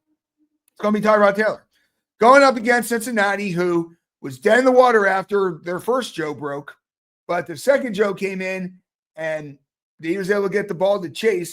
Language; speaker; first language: English; native; English